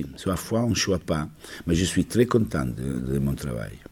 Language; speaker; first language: French; non-native, learner; Italian